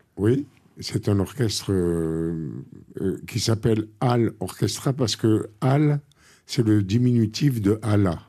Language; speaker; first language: French; non-native, local second language; Arabic